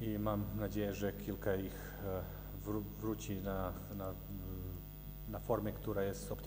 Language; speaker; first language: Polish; non-native, learner; Serbian